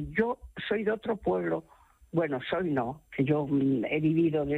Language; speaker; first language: Spanish; native; Spanish